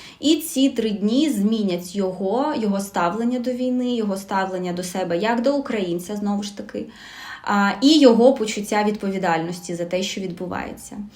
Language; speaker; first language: Ukrainian; non-native, local second language; Russian